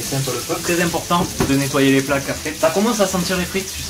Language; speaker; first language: French; native; French